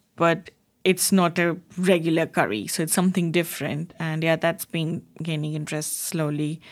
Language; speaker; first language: English; non-native, local second language; Bangla